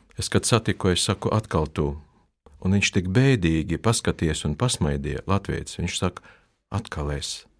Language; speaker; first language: Latvian; non-native, local second language; Russian